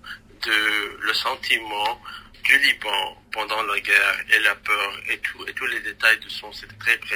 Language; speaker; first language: French; non-native, local second language; Arabic